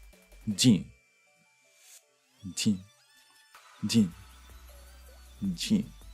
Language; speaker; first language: Japanese; non-native, learner; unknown